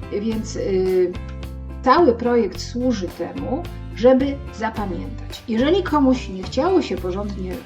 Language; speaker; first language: Polish; native; Polish